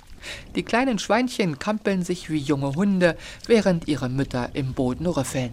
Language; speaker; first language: German; native; German